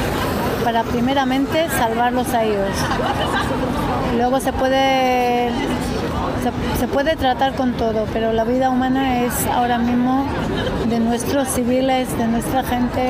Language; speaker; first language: Spanish; non-native, fluent; Hebrew